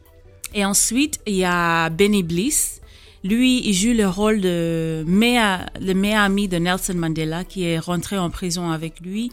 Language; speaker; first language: French; non-native, fluent; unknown